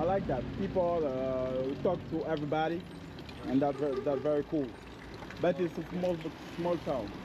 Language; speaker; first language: English; non-native, learner; French